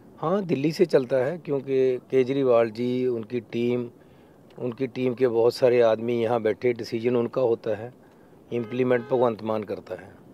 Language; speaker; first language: Hindi; non-native, local second language; Punjabi